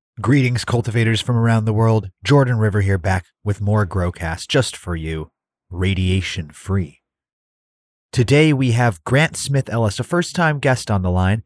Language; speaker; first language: English; native; English